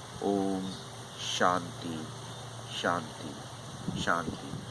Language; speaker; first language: English; non-native, local second language; Hindi